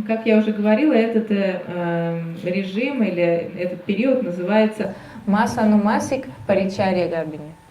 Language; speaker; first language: Russian; native; Russian